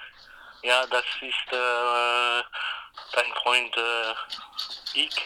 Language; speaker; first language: German; non-native, learner; English